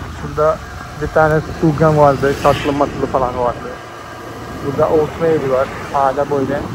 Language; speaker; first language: Turkish; non-native, fluent; Malayalam